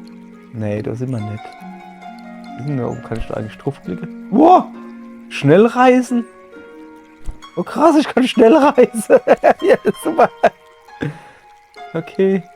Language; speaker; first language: German; native; German